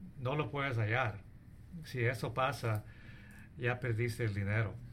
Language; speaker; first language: Spanish; early bilingual, heritage; English